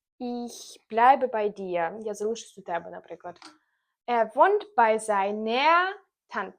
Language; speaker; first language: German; non-native, fluent; Ukrainian